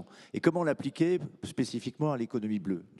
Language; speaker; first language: French; native; French